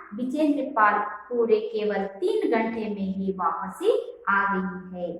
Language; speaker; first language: Hindi; non-native, local second language; Kannada